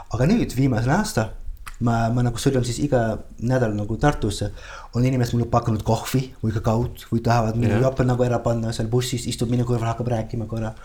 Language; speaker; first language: Estonian; non-native, fluent; Dutch